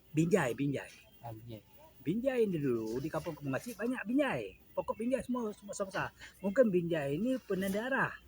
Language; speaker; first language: Malay; native; Malay